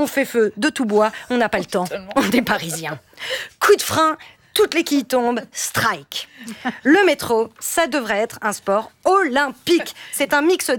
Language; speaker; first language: French; native; French